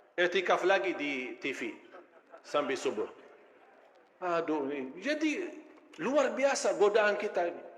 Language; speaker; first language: Malay; non-native, fluent; Arabic